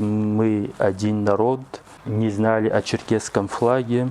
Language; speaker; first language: Russian; non-native, local second language; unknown